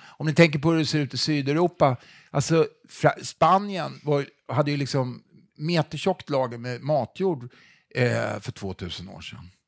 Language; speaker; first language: Swedish; native; Swedish